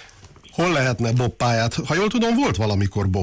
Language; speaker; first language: Hungarian; native; Hungarian